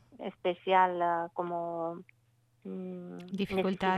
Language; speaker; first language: Spanish; non-native, learner; Bulgarian